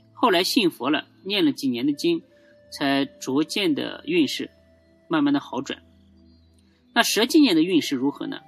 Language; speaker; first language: Chinese; native; Chinese